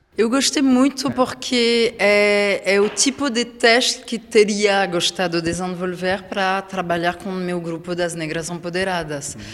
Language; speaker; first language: Portuguese; non-native, fluent; French